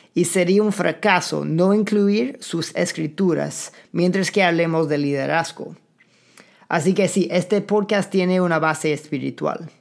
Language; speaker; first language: Spanish; non-native, fluent; English